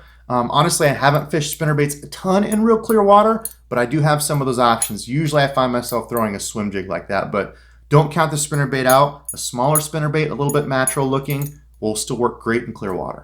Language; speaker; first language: English; native; English